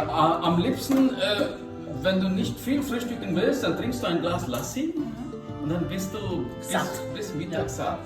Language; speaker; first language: German; non-native, fluent; Hindi